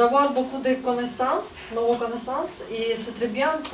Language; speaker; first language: French; non-native, learner; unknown